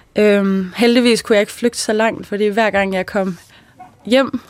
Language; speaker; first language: Danish; early bilingual, other home language; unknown